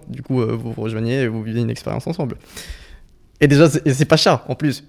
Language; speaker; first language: French; non-native, fluent; Spanish